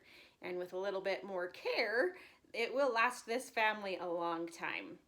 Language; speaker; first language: English; native; English